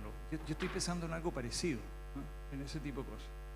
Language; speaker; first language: Spanish; native; Spanish